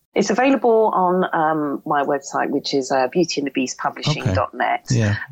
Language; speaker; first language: English; native; English